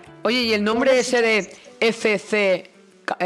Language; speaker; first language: Spanish; native; Spanish